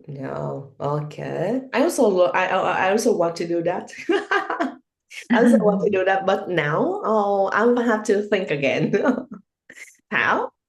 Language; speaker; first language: English; non-native, learner; Vietnamese